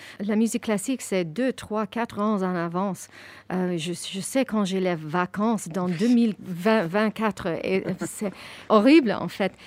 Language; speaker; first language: French; non-native, fluent; English